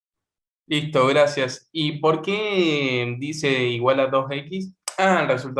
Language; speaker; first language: Spanish; native; Spanish